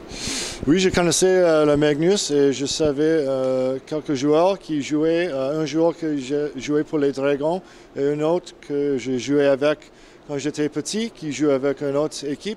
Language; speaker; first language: French; non-native, learner; English